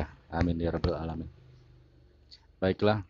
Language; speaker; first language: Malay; non-native, local second language; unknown